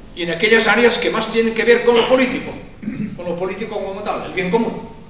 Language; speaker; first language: Spanish; non-native, local second language; Catalan